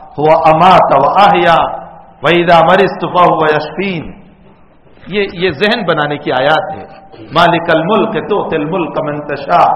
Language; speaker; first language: Urdu; non-native, local second language; Gujarati